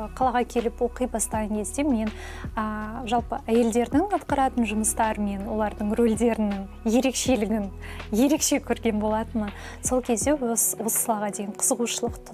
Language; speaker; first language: Kazakh; non-native, local second language; Russian